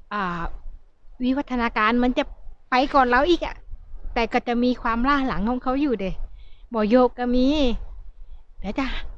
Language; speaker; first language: Thai; native; Thai